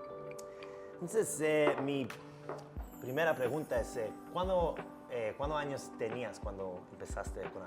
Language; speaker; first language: Spanish; non-native, learner; English